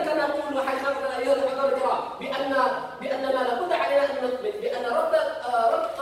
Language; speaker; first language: Arabic; non-native, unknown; Indonesian